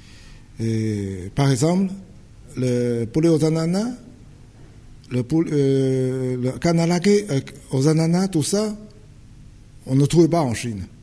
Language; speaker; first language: French; non-native, fluent; Chinese